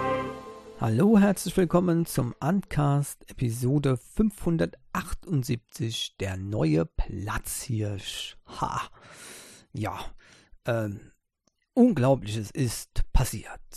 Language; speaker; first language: German; native; German